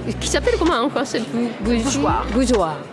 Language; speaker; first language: French; non-native, learner; Japanese